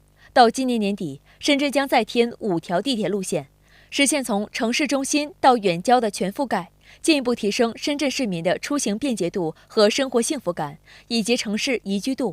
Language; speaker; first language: Chinese; native; Chinese